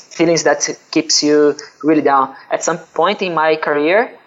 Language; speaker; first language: English; non-native, fluent; Portuguese